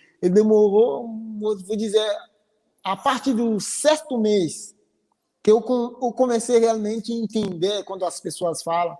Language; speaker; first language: Portuguese; non-native, fluent; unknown